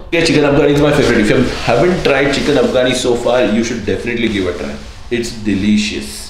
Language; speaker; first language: Hindi; native; Hindi